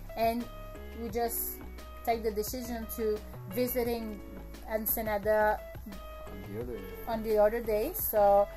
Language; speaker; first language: English; native; English